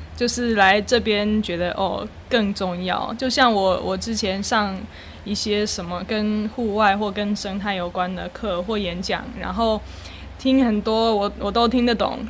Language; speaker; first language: Chinese; non-native, fluent; English